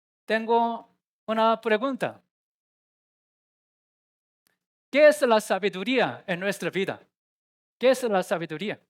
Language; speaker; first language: Spanish; non-native, learner; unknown